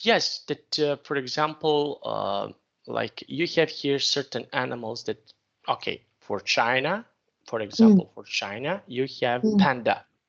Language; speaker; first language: English; non-native, fluent; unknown